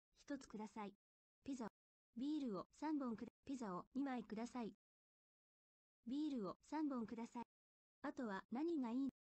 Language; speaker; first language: Japanese; non-native, learner; English